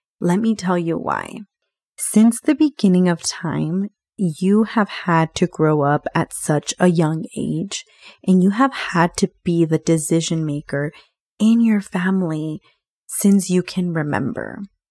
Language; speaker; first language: English; early bilingual, other home language; Spanish